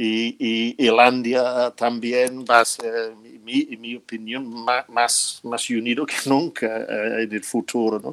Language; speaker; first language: Spanish; non-native, fluent; English